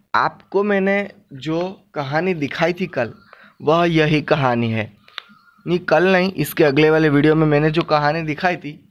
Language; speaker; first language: Hindi; non-native, local second language; Gujarati